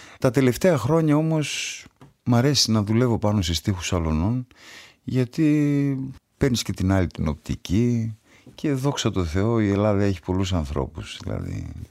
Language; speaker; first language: Greek; native; Greek